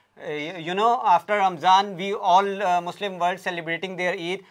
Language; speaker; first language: English; non-native, local second language; Urdu